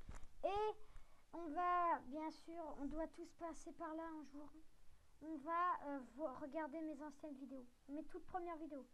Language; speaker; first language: French; native; French